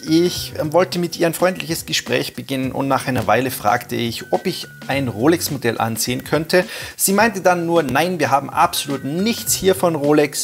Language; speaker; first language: German; native; German